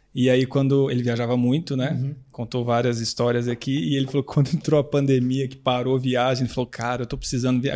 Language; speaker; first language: Portuguese; native; Portuguese